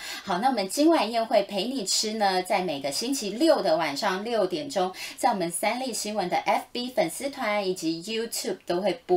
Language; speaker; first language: Chinese; native; Chinese